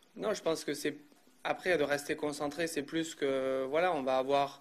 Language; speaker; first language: French; native; French